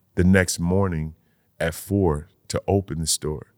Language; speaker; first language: English; native; English